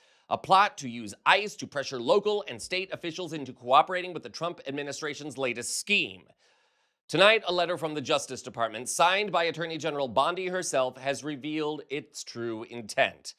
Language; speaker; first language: English; native; English